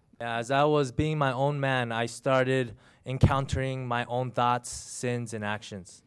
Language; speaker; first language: English; early bilingual, other home language; Chinese